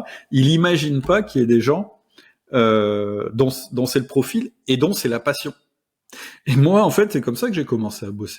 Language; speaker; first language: French; native; French